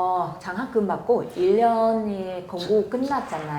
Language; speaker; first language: Korean; non-native, fluent; Vietnamese